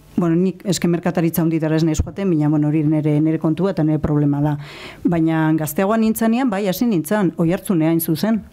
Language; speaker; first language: Basque; native; Basque